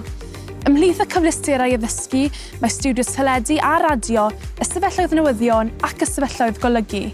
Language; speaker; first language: Welsh; native; Welsh